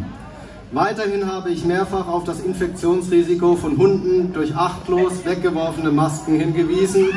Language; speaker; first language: German; native; German